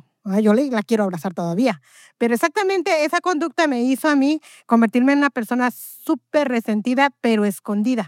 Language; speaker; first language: Spanish; native; Spanish